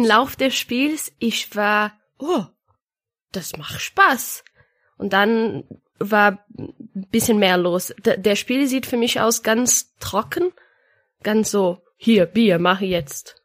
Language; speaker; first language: German; non-native, learner; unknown